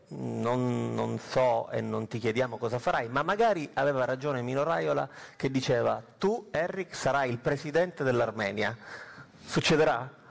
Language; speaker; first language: Italian; native; Italian